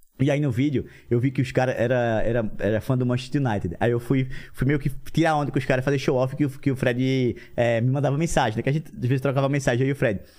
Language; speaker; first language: Portuguese; native; Portuguese